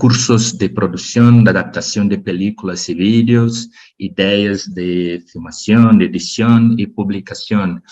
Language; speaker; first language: Spanish; non-native, learner; Portuguese